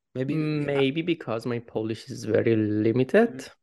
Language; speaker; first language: English; non-native, fluent; Persian